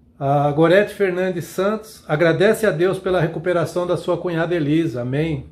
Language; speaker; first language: Portuguese; native; Portuguese